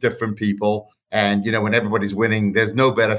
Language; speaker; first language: English; native; English